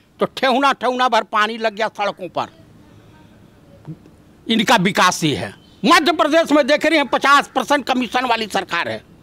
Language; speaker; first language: Hindi; native; Hindi